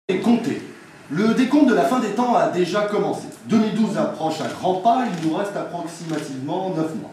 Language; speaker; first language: French; native; French